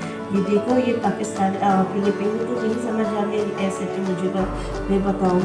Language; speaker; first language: Hindi; non-native, learner; Filipino